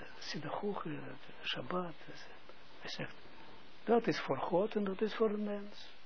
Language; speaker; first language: Dutch; non-native, fluent; Hebrew